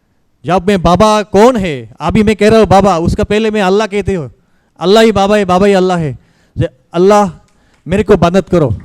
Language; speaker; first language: Hindi; non-native, learner; Bangla